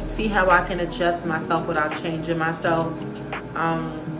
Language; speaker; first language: English; native; English